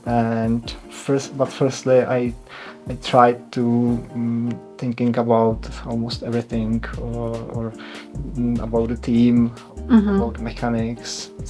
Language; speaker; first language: English; non-native, learner; Czech